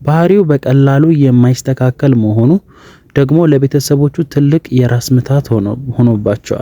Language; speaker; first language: Amharic; native; Amharic